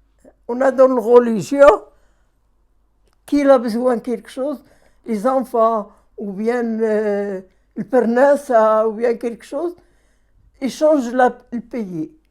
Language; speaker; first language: French; non-native, learner; Arabic